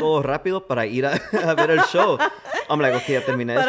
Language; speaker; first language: Spanish; early bilingual, heritage; English